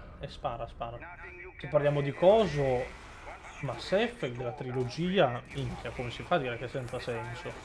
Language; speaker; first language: Italian; native; Italian